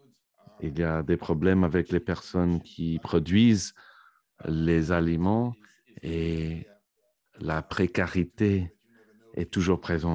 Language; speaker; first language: French; non-native, fluent; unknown